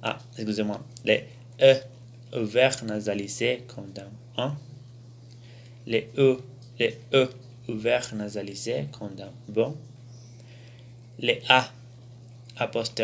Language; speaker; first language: French; non-native, learner; Spanish